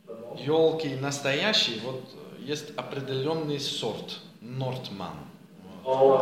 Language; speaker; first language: Russian; non-native, learner; Dutch